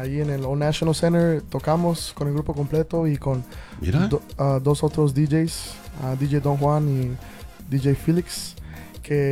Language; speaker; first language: Spanish; early bilingual, heritage; Spanish